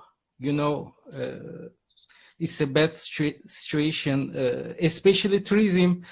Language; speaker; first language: English; non-native, learner; Turkish